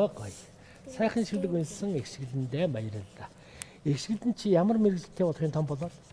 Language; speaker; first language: Mongolian; native; Mongolian